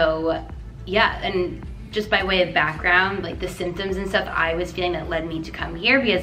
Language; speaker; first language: English; native; English